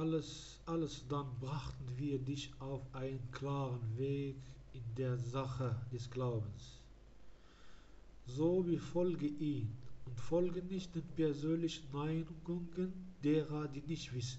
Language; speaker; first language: German; non-native, fluent; Arabic